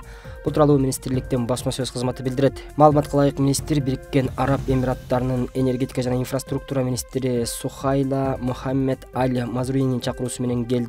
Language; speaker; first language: Kyrgyz; native; Kyrgyz